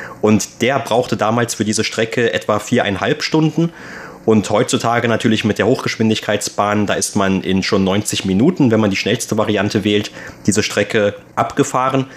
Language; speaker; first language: German; native; German